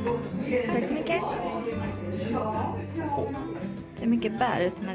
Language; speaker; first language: Swedish; non-native, learner; Japanese